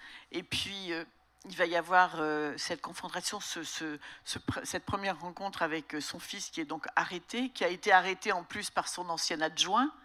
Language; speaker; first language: French; native; French